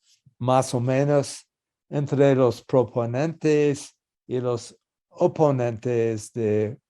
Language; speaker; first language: Spanish; non-native, learner; English